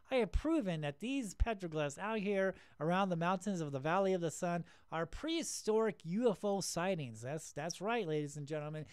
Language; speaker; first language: English; native; English